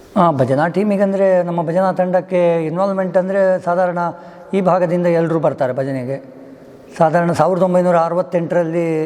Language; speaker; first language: Kannada; non-native, local second language; Konkani